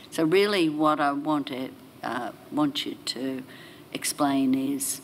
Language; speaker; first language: English; native; English